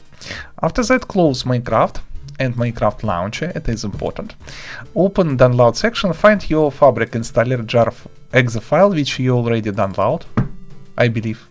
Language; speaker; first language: English; non-native, learner; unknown